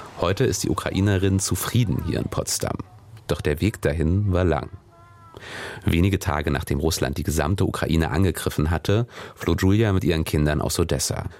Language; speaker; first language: German; native; German